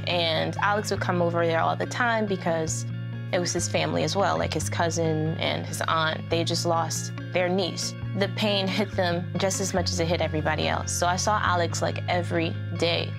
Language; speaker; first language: English; native; English